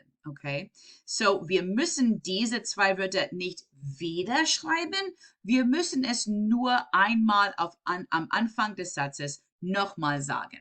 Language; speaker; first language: German; non-native, fluent; English